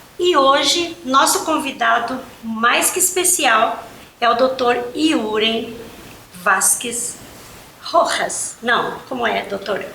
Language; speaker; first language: Portuguese; native; Portuguese